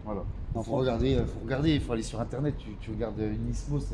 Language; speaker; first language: French; native; French